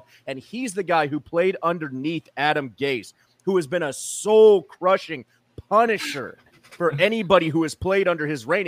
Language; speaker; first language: English; native; English